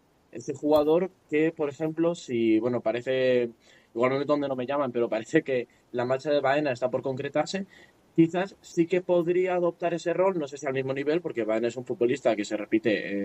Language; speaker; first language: Spanish; native; Spanish